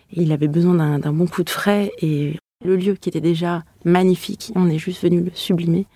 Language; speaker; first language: French; native; French